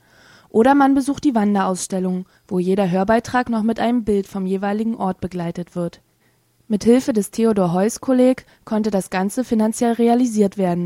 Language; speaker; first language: German; native; German